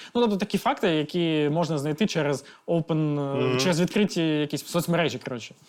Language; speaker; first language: Ukrainian; non-native, local second language; Russian